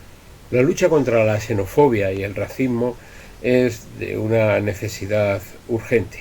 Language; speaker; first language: Spanish; native; Spanish